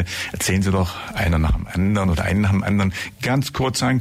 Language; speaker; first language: German; native; German